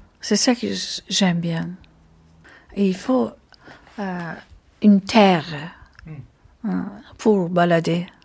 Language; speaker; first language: French; non-native, fluent; Turkish